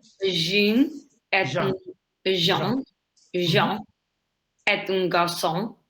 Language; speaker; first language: French; non-native, learner; English